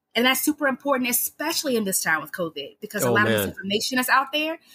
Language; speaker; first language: English; native; English